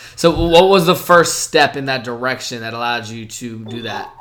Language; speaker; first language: English; native; English